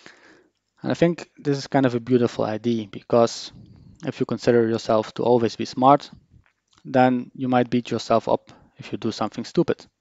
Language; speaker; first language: English; non-native, fluent; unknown